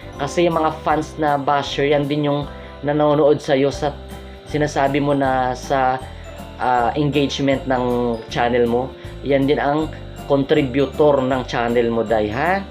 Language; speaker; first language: Filipino; non-native, local second language; Hiligaynon